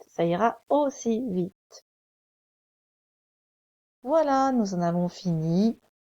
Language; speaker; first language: French; native; French